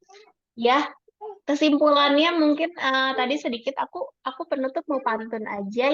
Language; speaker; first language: Indonesian; native; Indonesian